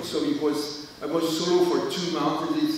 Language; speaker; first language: English; non-native, learner; French